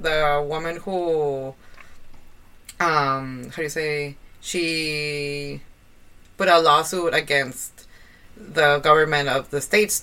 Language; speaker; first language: English; non-native, fluent; Spanish